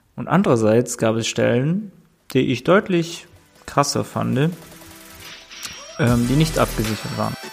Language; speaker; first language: German; native; German